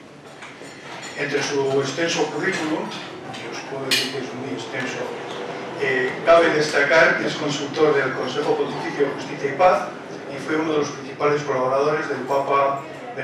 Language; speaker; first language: Spanish; native; Spanish